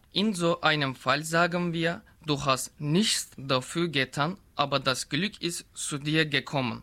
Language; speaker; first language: German; non-native, learner; Turkish